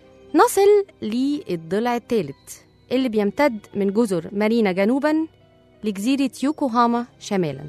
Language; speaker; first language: Arabic; native; Arabic